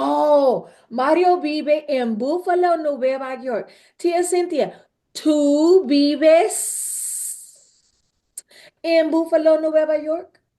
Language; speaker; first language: Spanish; non-native, fluent; English